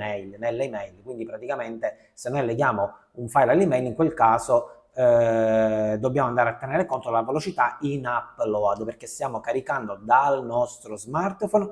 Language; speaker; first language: Italian; native; Italian